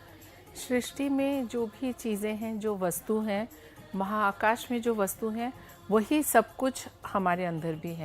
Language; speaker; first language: Hindi; native; Hindi